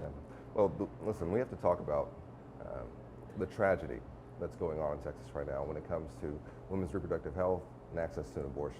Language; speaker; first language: English; native; English